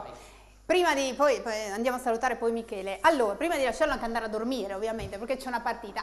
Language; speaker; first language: Italian; native; Italian